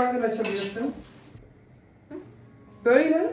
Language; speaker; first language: Turkish; early bilingual, heritage; Turkish